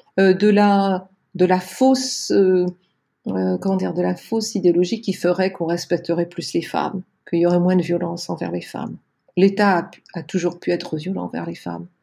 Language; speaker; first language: French; native; French